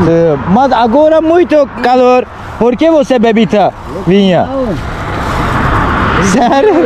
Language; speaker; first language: Portuguese; non-native, learner; Turkish